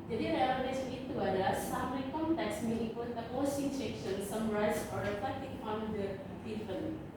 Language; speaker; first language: English; non-native, learner; Indonesian